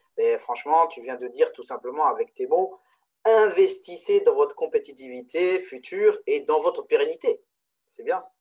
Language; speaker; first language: French; non-native, local second language; Arabic